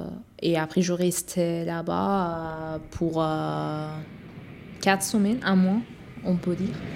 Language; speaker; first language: French; non-native, learner; Persian